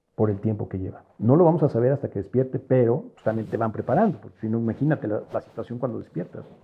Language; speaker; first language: Spanish; native; Spanish